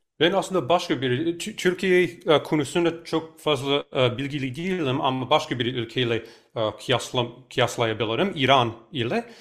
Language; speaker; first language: Turkish; non-native, fluent; English